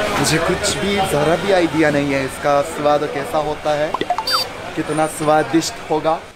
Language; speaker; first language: Hindi; non-native, fluent; Japanese